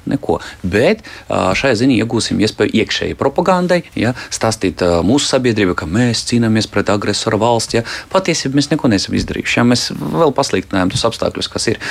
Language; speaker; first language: Latvian; non-native, local second language; Russian